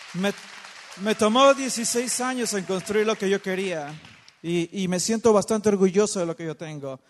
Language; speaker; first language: English; non-native, fluent; Spanish